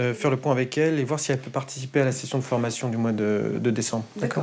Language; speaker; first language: French; native; French